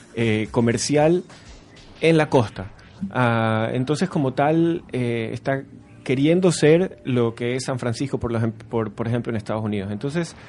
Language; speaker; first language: Spanish; native; Spanish